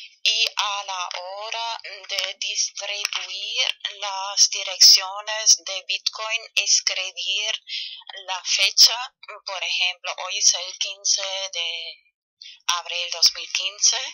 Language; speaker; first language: Spanish; non-native, fluent; German